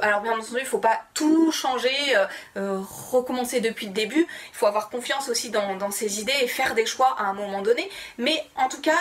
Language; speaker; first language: French; native; French